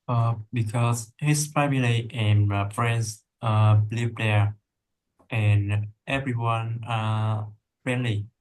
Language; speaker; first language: English; non-native, learner; Vietnamese